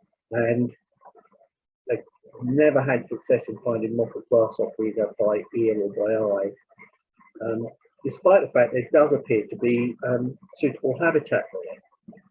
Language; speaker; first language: English; native; English